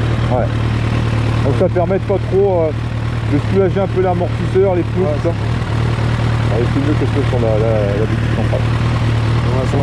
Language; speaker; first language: French; native; French